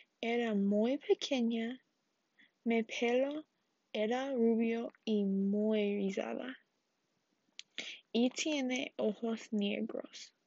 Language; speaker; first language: Spanish; non-native, learner; English